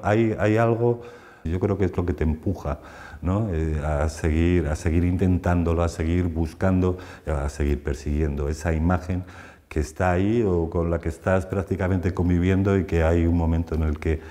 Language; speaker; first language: Spanish; native; Spanish